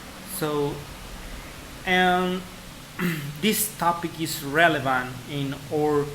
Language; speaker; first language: English; non-native, fluent; Spanish